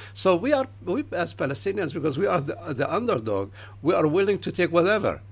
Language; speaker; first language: English; non-native, fluent; Arabic